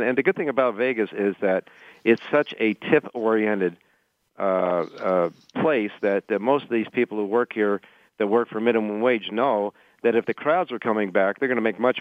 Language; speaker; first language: English; native; English